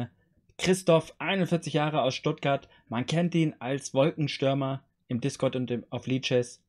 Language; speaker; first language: German; native; German